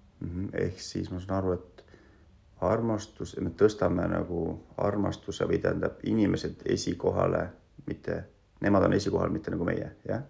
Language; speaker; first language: Estonian; non-native, local second language; Russian